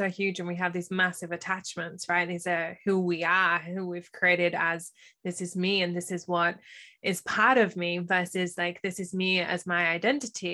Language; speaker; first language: English; native; English